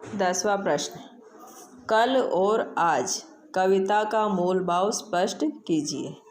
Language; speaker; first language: Hindi; native; Hindi